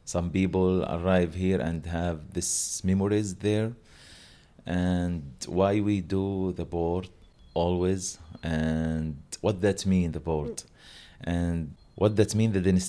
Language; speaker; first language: English; non-native, learner; Arabic